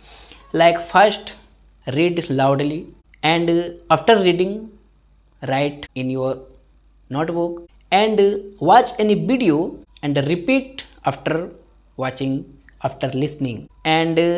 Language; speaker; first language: English; non-native, learner; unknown